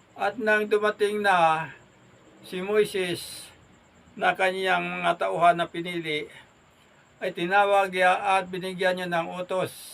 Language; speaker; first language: Filipino; non-native, local second language; Hiligaynon